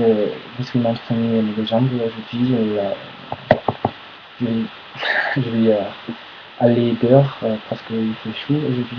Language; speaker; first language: French; non-native, learner; English